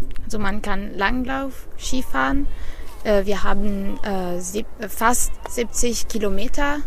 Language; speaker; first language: German; non-native, fluent; Italian